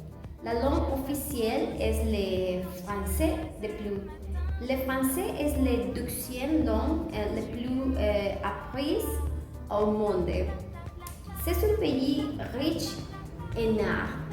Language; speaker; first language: French; non-native, learner; Spanish